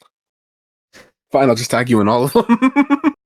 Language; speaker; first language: English; native; English